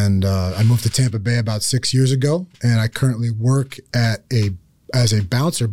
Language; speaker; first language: English; native; English